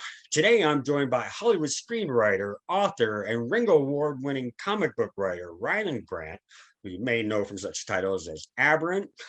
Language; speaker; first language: English; native; English